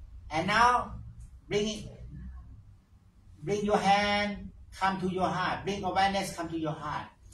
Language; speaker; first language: English; non-native, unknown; Thai